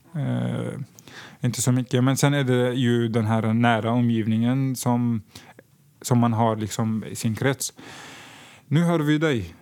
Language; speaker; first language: Swedish; non-native, fluent; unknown